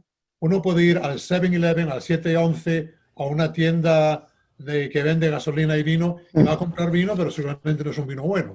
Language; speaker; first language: Spanish; native; Spanish